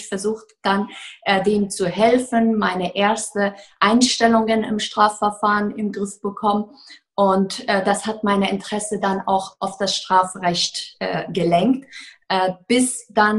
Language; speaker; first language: German; non-native, fluent; Persian